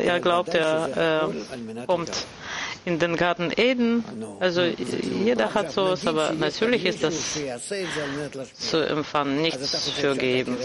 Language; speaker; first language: German; non-native, fluent; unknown